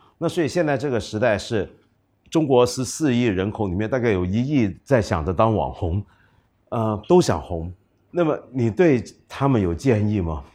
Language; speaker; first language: Chinese; non-native, local second language; Cantonese